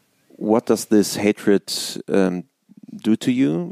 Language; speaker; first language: English; non-native, fluent; German